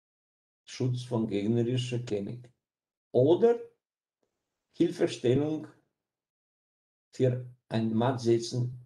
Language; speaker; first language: German; non-native, fluent; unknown